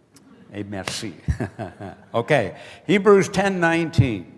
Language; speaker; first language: French; non-native, learner; English